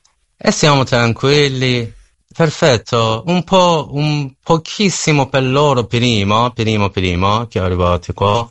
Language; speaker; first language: Italian; non-native, learner; Persian